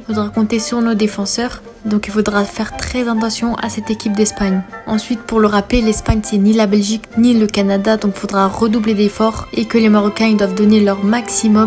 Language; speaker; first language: French; native; French